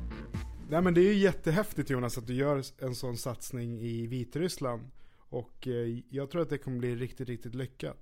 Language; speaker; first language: Swedish; native; Swedish